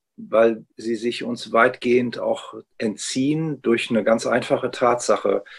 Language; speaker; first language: German; early bilingual, heritage; Greek